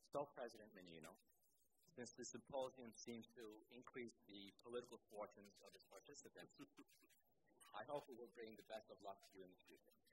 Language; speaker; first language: English; native; English